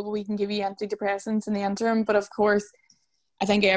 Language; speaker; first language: English; native; English